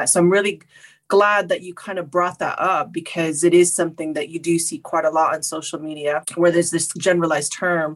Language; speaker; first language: English; native; English